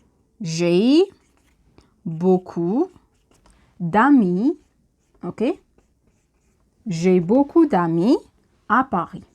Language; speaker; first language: French; non-native, fluent; Amharic